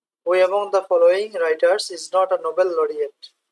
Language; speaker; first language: English; non-native, local second language; Bangla